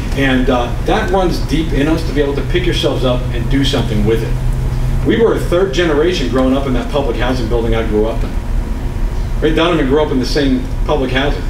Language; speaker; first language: English; native; English